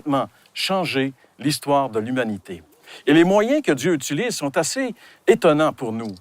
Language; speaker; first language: French; native; French